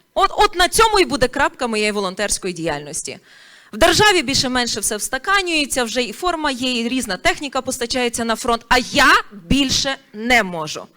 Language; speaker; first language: Ukrainian; native; Ukrainian